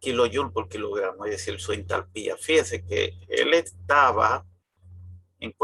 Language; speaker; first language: Spanish; native; Spanish